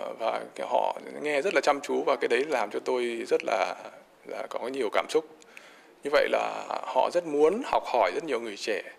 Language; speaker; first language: Vietnamese; native; Vietnamese